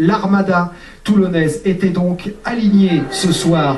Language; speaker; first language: French; native; French